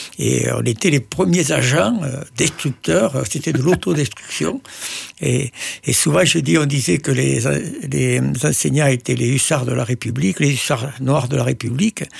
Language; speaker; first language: French; native; French